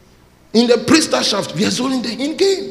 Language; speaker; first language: German; non-native, learner; English